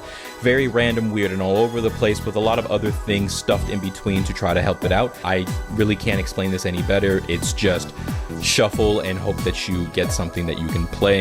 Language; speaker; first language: English; native; English